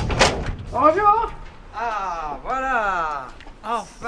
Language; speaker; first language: French; native; French